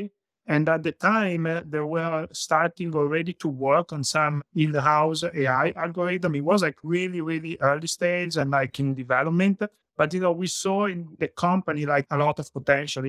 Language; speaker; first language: English; non-native, fluent; Italian